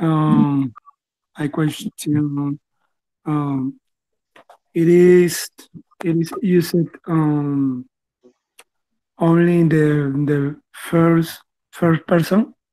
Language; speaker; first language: English; non-native, learner; Spanish